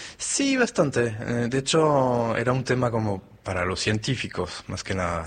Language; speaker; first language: Spanish; non-native, fluent; French